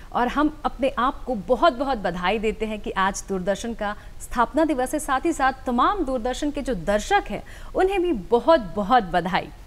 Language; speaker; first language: Hindi; native; Hindi